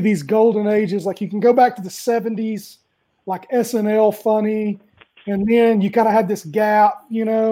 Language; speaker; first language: English; native; English